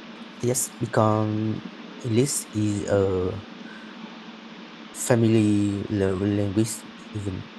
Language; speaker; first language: English; non-native, learner; Vietnamese